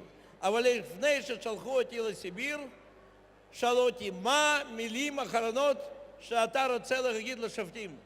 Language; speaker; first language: Hebrew; non-native, fluent; Russian